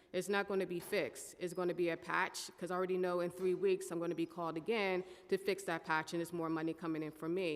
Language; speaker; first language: English; native; English